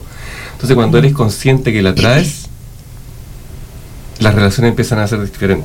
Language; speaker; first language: Spanish; native; Spanish